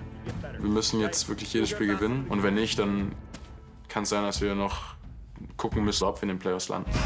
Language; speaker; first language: German; native; German